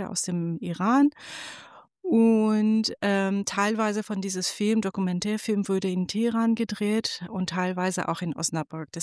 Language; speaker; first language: German; non-native, fluent; Persian